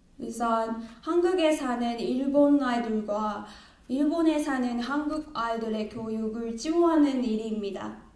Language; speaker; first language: Korean; non-native, learner; Japanese